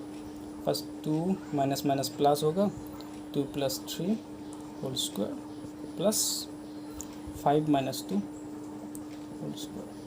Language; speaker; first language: English; non-native, local second language; Hindi